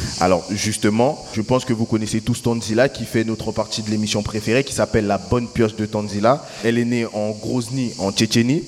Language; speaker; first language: French; native; French